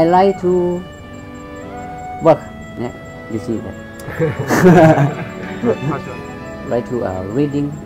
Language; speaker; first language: English; non-native, learner; Lao